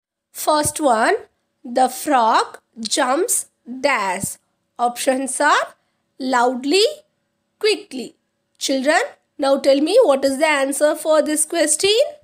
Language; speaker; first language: English; non-native, local second language; Tamil